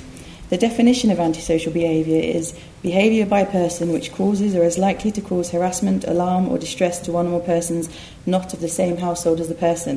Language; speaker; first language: English; native; English